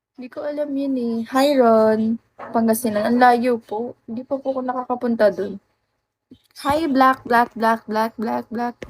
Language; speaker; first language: Filipino; native; Filipino